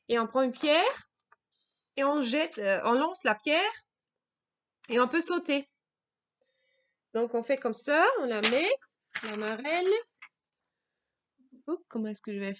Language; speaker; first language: French; non-native, fluent; German